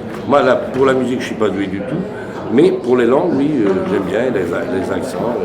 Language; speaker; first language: French; non-native, fluent; Portuguese